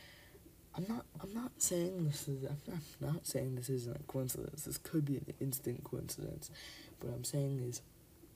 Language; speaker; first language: English; native; English